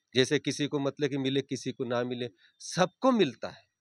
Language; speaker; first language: Hindi; native; Hindi